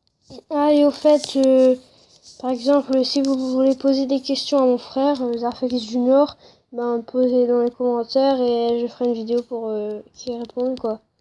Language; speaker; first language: French; native; French